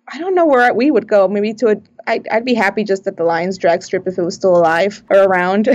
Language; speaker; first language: English; native; English